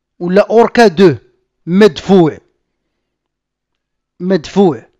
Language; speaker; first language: Arabic; native; Arabic